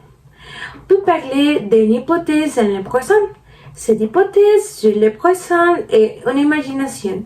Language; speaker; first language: French; non-native, learner; Spanish